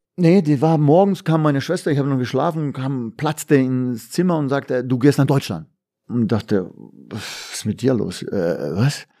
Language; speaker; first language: German; non-native, fluent; Bosnian